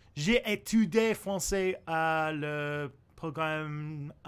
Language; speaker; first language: French; non-native, learner; English